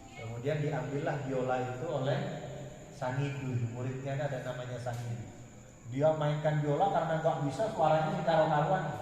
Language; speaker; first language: Indonesian; non-native, local second language; Madurese